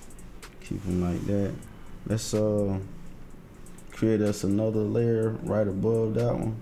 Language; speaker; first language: English; native; English